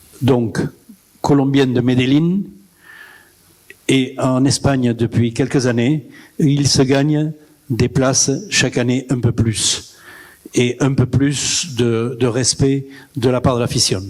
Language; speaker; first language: French; native; French